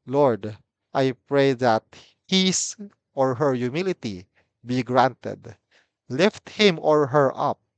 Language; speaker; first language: English; non-native, local second language; Filipino